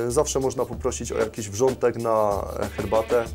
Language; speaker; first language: Polish; native; Polish